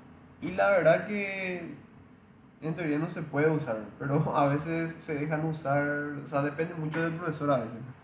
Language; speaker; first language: Spanish; native; Spanish